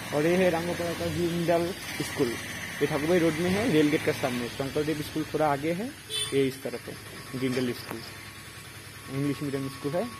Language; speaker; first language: Hindi; non-native, local second language; Bangla